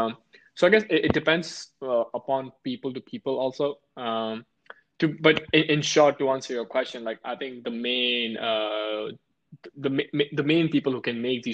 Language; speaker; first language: English; non-native, local second language; Hindi